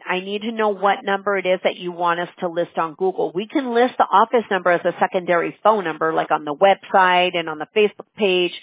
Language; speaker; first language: English; early bilingual, other home language; Spanish